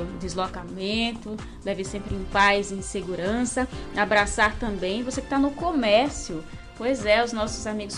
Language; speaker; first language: Portuguese; native; Portuguese